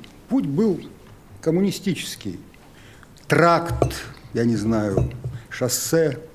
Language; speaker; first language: Russian; native; Russian